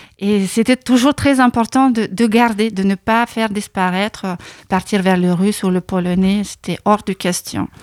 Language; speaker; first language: French; non-native, fluent; Lithuanian